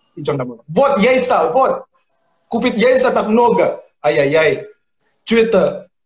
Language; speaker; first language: Russian; non-native, learner; Indonesian